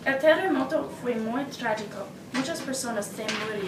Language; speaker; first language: Spanish; non-native, learner; English